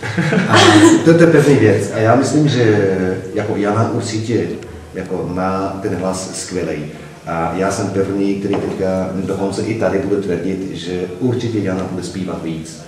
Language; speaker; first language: Czech; non-native, fluent; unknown